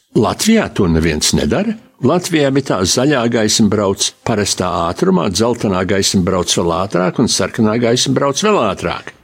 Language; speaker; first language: Latvian; early bilingual, heritage; Latvian